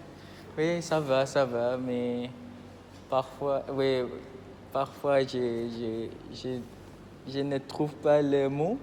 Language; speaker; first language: French; non-native, learner; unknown